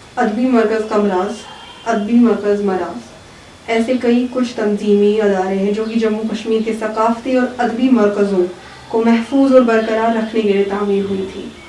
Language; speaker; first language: Urdu; non-native, local second language; Kashmiri